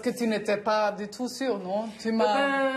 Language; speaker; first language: French; non-native, fluent; German